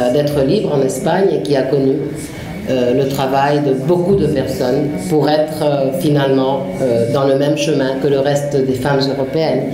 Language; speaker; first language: French; non-native, fluent; Spanish